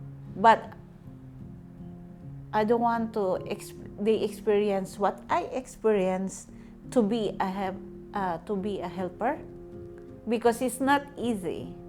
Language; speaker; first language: English; non-native, local second language; Filipino